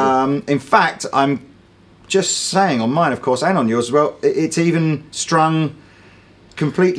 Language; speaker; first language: English; native; English